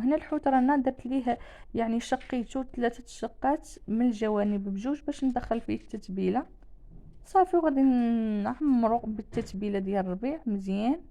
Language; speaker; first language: Arabic; native; Arabic